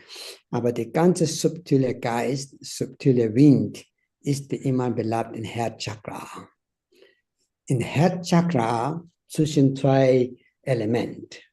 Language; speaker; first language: German; non-native, learner; Tibetan